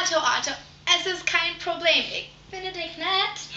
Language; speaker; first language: German; non-native, learner; English